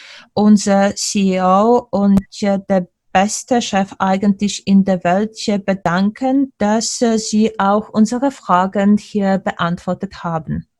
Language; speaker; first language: German; non-native, fluent; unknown